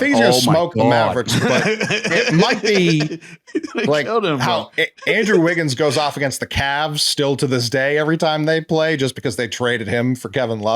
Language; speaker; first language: English; native; English